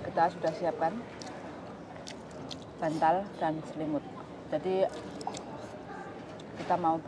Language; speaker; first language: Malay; non-native, local second language; Javanese